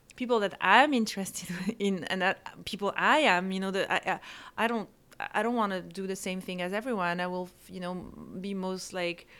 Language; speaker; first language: English; non-native, fluent; French